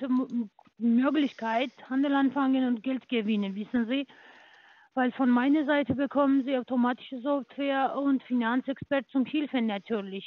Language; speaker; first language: German; non-native, learner; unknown